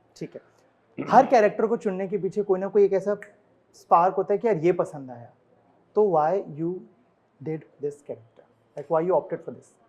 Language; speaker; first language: Hindi; native; Hindi